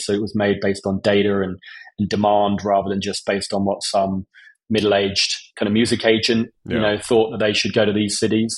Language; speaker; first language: English; native; English